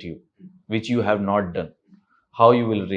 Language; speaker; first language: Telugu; non-native, learner; Urdu